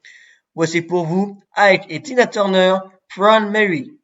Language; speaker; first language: French; native; French